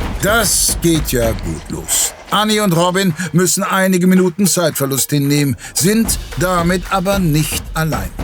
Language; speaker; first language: German; native; German